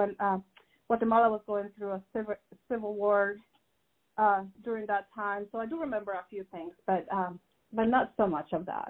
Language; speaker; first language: English; non-native, fluent; Spanish